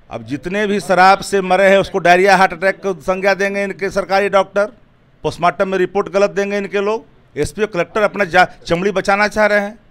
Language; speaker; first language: Hindi; native; Hindi